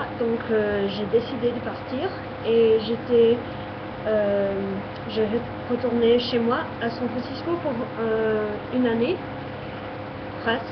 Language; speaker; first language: French; non-native, fluent; English